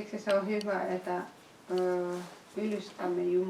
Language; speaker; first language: Finnish; non-native, fluent; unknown